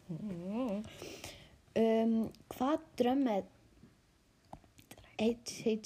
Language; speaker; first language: Icelandic; non-native, learner; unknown